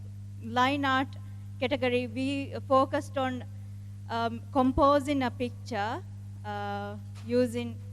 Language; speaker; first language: English; non-native, local second language; Divehi